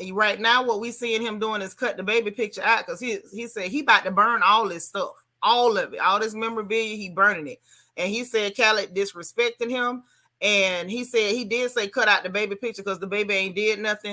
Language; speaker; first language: English; native; English